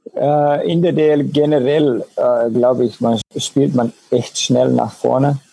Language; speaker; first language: German; non-native, fluent; Finnish